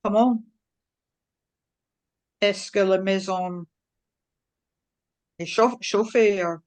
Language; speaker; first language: French; non-native, learner; English